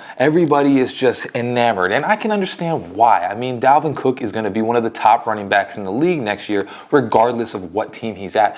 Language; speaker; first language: English; native; English